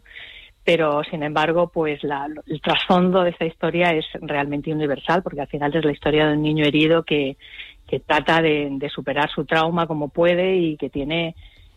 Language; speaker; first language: Spanish; native; Spanish